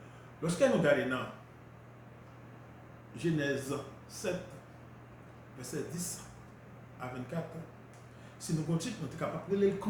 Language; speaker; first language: French; non-native, local second language; Haitian Creole